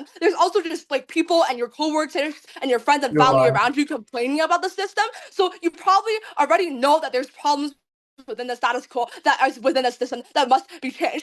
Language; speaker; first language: English; non-native, fluent; Chinese